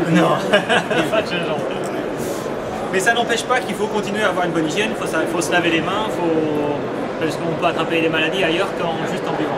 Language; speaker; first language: French; native; French